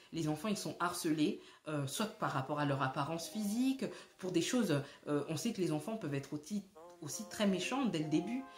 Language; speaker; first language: French; early bilingual, other home language; Lingala